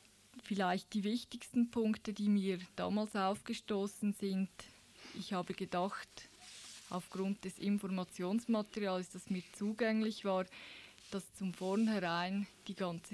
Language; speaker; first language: German; native; German